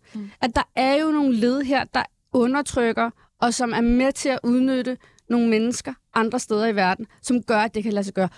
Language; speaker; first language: Danish; early bilingual, other home language; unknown